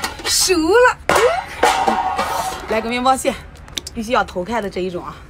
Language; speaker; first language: Chinese; native; Chinese